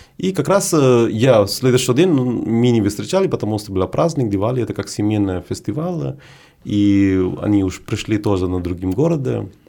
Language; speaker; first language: Russian; non-native, fluent; Hindi